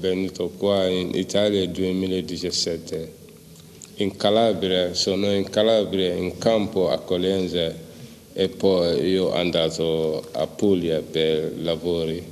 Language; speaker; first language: Italian; non-native, learner; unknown